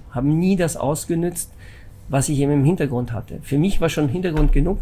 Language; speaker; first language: German; non-native, fluent; Italian